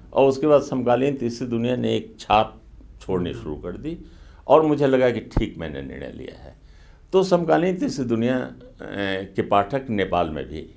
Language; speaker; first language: Hindi; native; Hindi